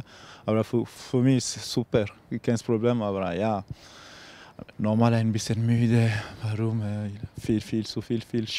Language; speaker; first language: German; non-native, learner; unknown